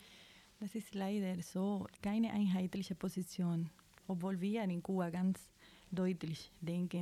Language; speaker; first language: German; non-native, fluent; Spanish